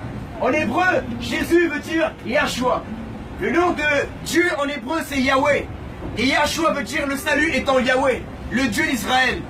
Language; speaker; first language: French; native; French